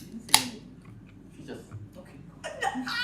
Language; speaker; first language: English; non-native, learner; Korean